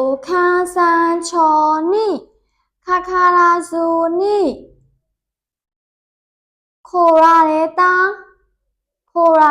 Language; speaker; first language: Japanese; non-native, learner; Burmese